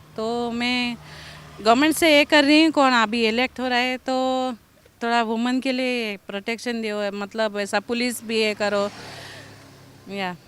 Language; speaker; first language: Hindi; non-native, local second language; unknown